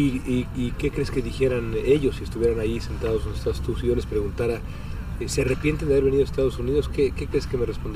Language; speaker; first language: Spanish; native; Spanish